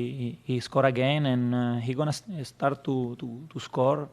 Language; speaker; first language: English; non-native, fluent; Spanish